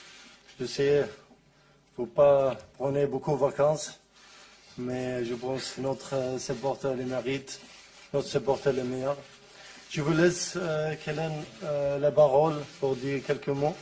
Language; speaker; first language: French; non-native, learner; Arabic